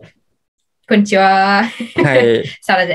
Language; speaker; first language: Japanese; non-native, learner; English